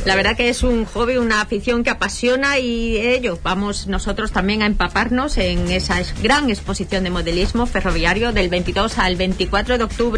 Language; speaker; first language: Spanish; native; Spanish